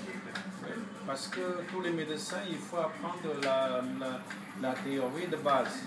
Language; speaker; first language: French; non-native, fluent; Chinese